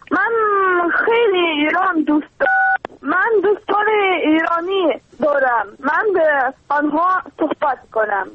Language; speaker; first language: Persian; non-native, learner; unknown